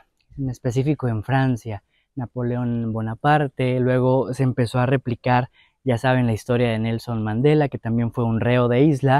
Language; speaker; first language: Spanish; native; Spanish